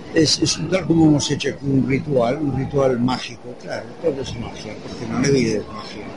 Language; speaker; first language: Spanish; non-native, fluent; French